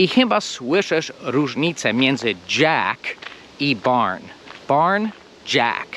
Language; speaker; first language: Polish; non-native, fluent; English